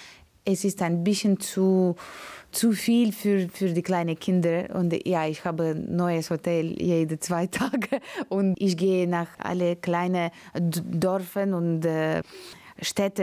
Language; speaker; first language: German; non-native, fluent; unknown